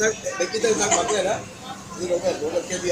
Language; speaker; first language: Filipino; non-native, learner; Persian